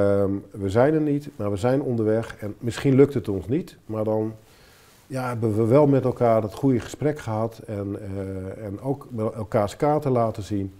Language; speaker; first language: Dutch; native; Dutch